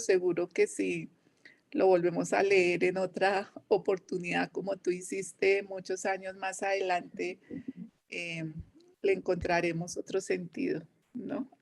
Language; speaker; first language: Spanish; native; Spanish